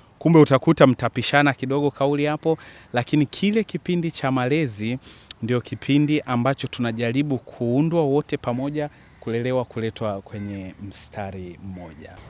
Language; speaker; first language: Swahili; native; Swahili